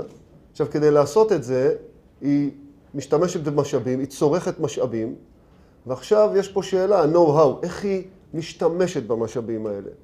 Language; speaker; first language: Hebrew; native; Hebrew